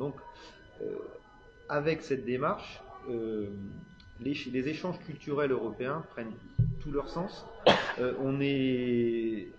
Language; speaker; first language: French; native; French